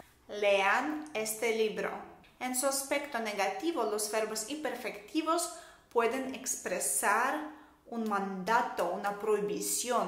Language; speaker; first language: Spanish; non-native, fluent; Russian